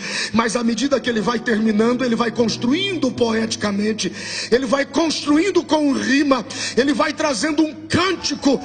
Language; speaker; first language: Portuguese; native; Portuguese